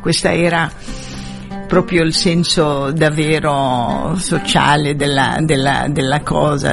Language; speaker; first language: Italian; non-native, fluent; Arabic